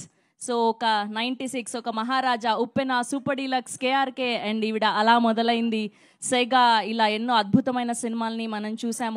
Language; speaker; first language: Telugu; native; Telugu